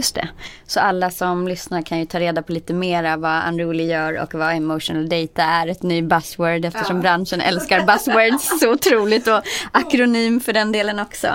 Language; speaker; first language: Swedish; native; Swedish